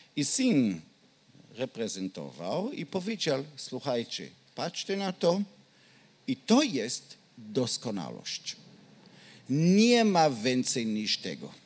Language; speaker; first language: Polish; non-native, learner; Hebrew